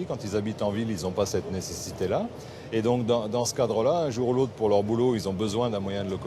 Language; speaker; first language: French; native; French